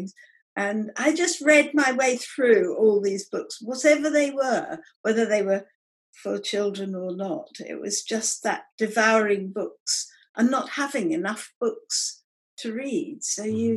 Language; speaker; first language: English; native; English